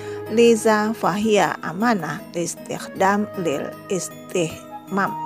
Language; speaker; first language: Arabic; non-native, learner; Indonesian